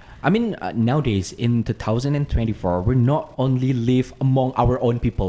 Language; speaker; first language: English; non-native, fluent; Indonesian